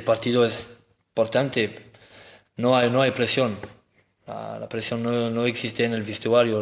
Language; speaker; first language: Spanish; non-native, learner; French